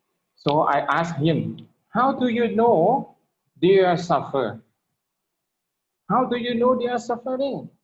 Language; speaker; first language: English; non-native, learner; Lao